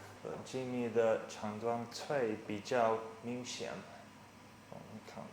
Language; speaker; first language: Chinese; non-native, learner; English